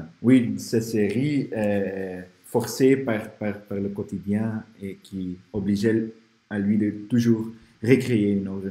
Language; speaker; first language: French; non-native, fluent; Dutch